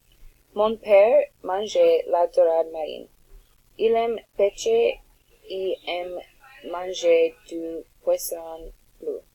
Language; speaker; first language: French; non-native, learner; English